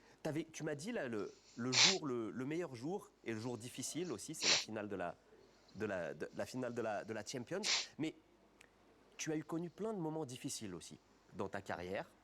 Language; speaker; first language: French; native; French